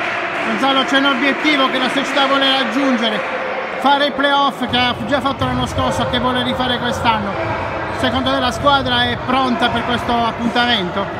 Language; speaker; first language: Italian; native; Italian